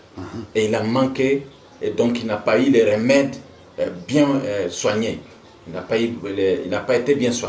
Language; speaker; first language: French; non-native, local second language; Swahili